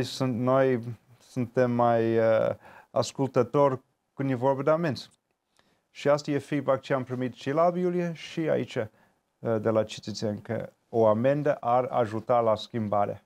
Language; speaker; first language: Romanian; non-native, fluent; English